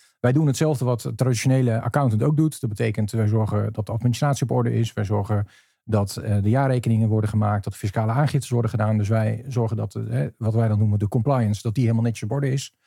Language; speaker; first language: Dutch; native; Dutch